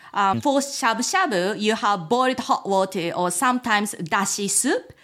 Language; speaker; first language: English; non-native, fluent; Japanese